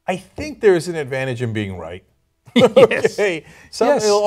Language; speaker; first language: English; non-native, fluent; Turkish